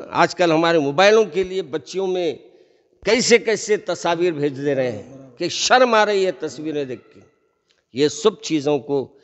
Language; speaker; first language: Hindi; non-native, local second language; Urdu